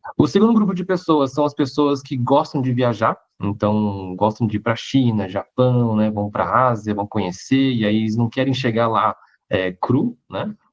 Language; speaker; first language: Portuguese; early bilingual, other home language; Hakka Chinese